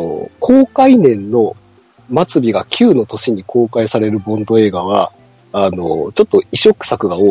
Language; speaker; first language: Japanese; native; Japanese